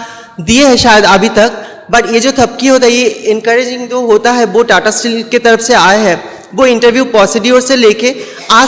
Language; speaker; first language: Hindi; non-native, local second language; Bangla